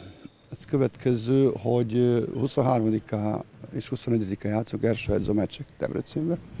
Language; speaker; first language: Hungarian; non-native, fluent; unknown